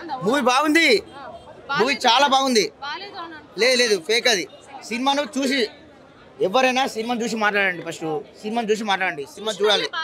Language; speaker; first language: Telugu; native; Telugu